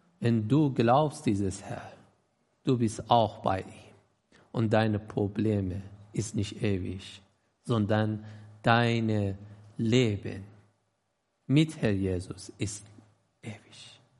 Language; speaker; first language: German; non-native, learner; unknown